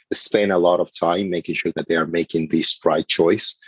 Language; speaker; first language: English; non-native, fluent; Spanish